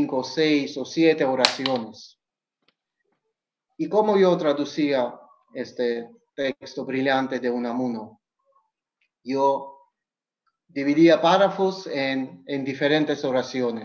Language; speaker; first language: Spanish; non-native, fluent; Georgian